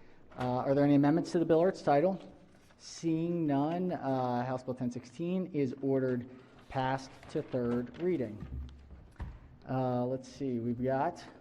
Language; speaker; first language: English; native; English